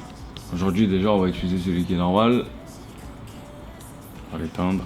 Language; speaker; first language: French; native; French